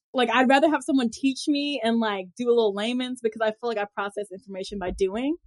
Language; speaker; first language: English; native; English